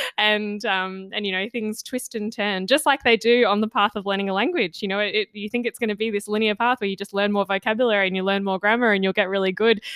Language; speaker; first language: English; native; English